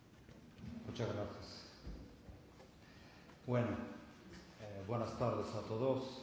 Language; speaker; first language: Spanish; non-native, fluent; Arabic